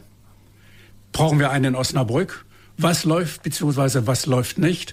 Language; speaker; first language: German; native; German